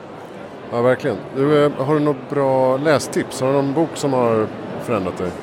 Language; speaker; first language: Swedish; native; Swedish